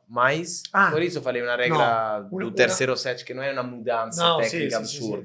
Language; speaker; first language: Portuguese; non-native, fluent; Italian